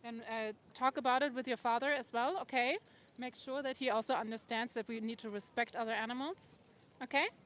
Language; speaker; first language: English; non-native, fluent; German